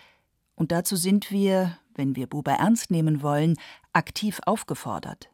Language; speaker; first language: German; native; German